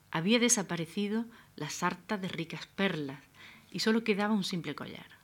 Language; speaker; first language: Spanish; native; Spanish